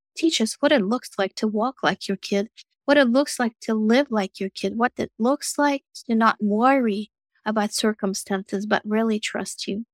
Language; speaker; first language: English; non-native, fluent; Russian